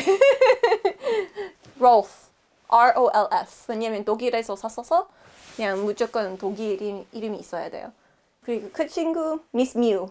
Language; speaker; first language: Korean; non-native, fluent; English